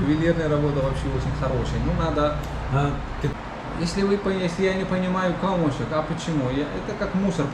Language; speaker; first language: Russian; non-native, learner; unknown